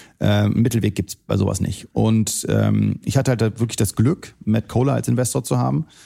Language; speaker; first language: German; early bilingual, other home language; Arabic